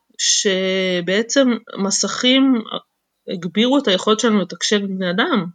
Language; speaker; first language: Hebrew; native; Hebrew